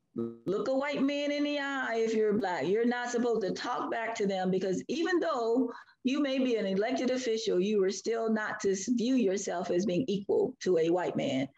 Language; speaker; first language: English; native; English